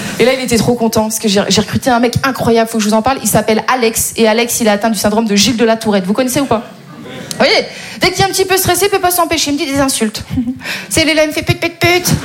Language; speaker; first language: French; native; French